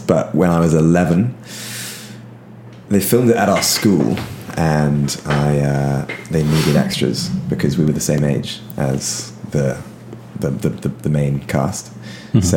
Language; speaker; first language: English; native; English